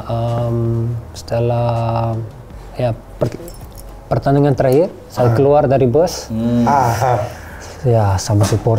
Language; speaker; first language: Indonesian; non-native, learner; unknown